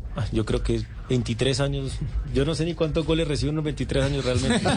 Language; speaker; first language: Spanish; native; Spanish